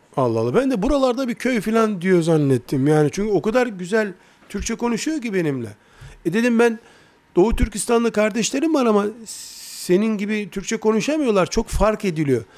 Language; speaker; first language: Turkish; native; Turkish